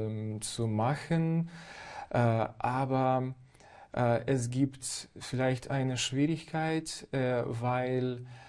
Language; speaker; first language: German; non-native, fluent; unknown